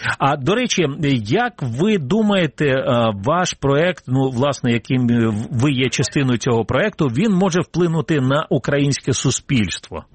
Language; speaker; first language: Ukrainian; native; Ukrainian